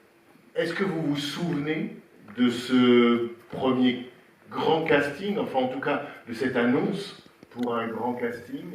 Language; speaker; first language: French; native; French